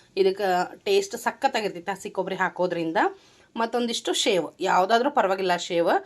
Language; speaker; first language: Kannada; native; Kannada